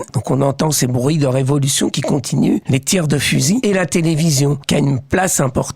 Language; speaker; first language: French; native; French